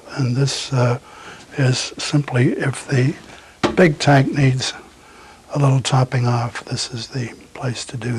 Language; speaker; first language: English; native; English